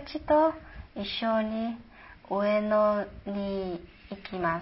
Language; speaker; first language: Japanese; non-native, learner; Chinese